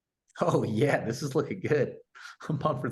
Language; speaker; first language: English; native; English